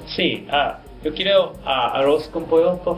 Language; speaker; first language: Spanish; non-native, learner; English